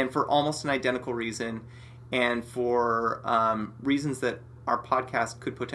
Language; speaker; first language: English; native; English